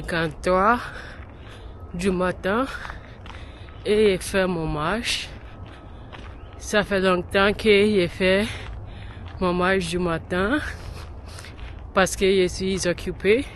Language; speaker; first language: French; non-native, learner; English